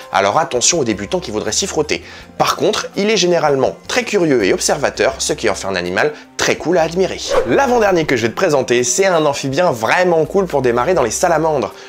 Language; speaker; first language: French; native; French